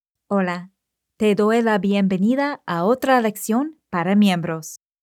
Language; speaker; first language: Spanish; non-native, fluent; English